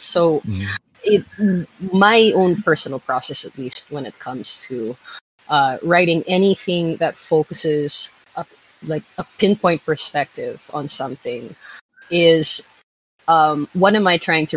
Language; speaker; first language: English; non-native, local second language; Filipino